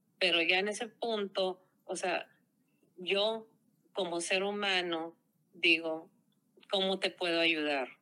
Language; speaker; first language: Spanish; early bilingual, heritage; Spanish